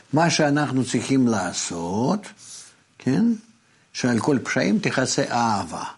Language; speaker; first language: Hebrew; non-native, fluent; Russian